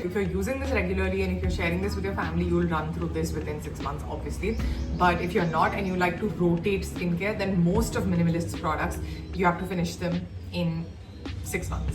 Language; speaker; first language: English; native; English